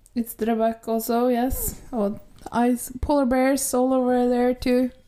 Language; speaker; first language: English; non-native, fluent; Norwegian